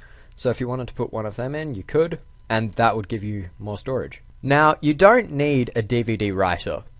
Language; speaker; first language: English; native; English